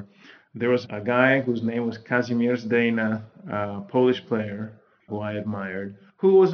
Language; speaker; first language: English; non-native, fluent; Spanish